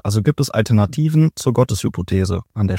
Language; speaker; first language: German; native; German